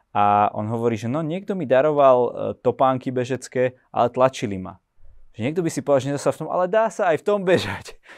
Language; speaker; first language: Slovak; native; Slovak